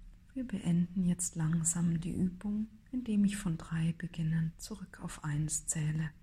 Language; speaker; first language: German; native; German